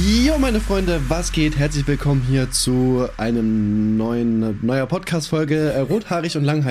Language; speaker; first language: German; native; German